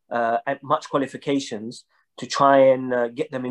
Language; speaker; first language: English; native; English